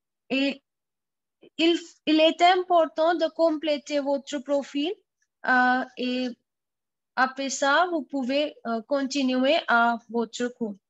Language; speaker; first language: French; non-native, fluent; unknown